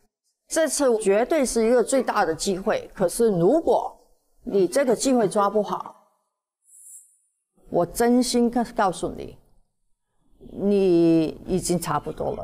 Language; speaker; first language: Chinese; non-native, local second language; Cantonese